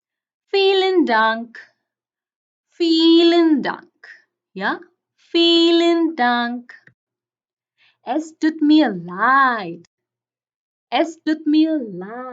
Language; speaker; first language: German; non-native, fluent; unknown